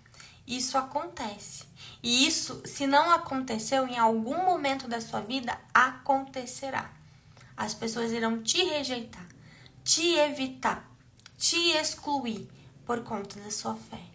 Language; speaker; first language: Portuguese; native; Portuguese